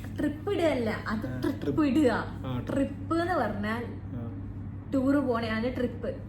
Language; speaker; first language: Malayalam; native; Malayalam